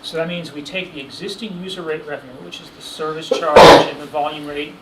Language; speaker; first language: English; native; English